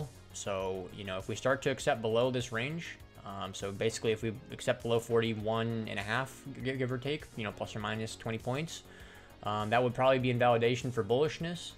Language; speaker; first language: English; native; English